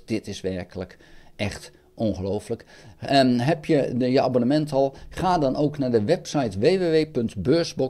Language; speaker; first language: Dutch; native; Dutch